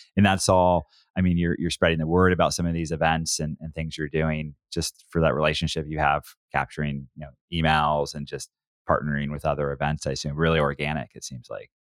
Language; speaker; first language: English; native; English